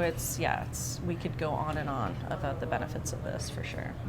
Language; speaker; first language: English; native; English